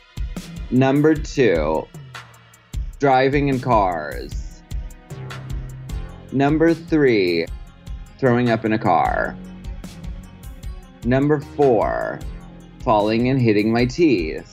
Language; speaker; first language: English; native; English